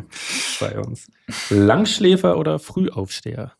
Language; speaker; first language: German; native; German